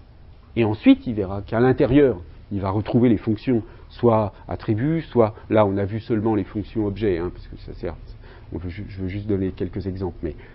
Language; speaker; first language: French; native; French